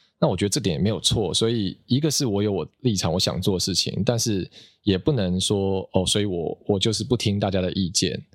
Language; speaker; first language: Chinese; native; Chinese